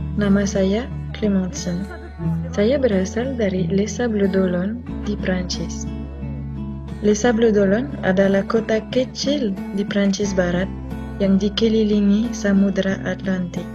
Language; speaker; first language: Indonesian; non-native, fluent; French